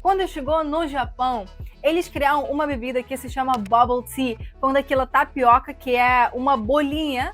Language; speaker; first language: Portuguese; non-native, fluent; Russian